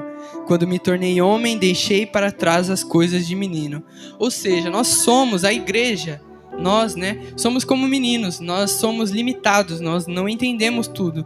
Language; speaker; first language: Portuguese; native; Portuguese